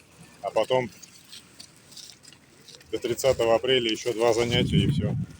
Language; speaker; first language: Russian; native; Russian